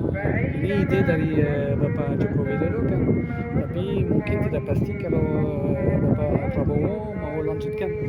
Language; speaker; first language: Indonesian; non-native, fluent; French